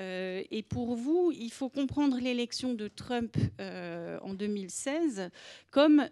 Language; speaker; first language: French; native; French